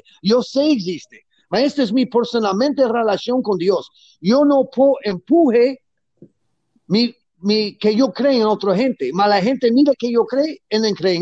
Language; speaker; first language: Spanish; non-native, learner; English